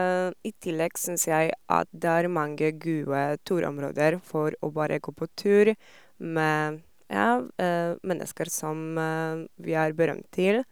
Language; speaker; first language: Norwegian; non-native, learner; Polish